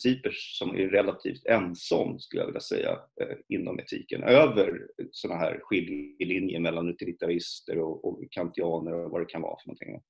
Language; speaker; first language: Swedish; native; Swedish